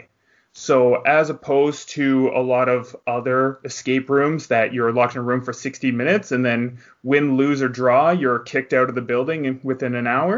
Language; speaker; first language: English; native; English